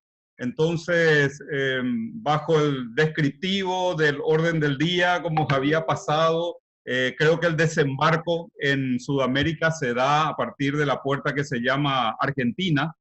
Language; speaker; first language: Spanish; native; Spanish